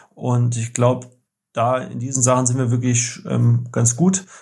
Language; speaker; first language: German; native; German